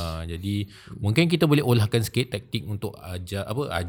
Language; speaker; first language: Malay; native; Malay